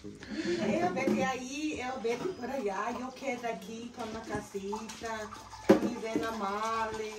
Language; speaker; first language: Spanish; non-native, learner; English